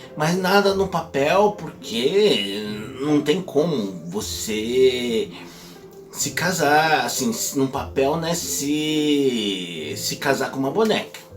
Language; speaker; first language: Portuguese; native; Portuguese